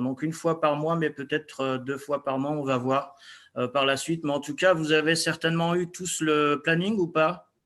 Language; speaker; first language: French; native; French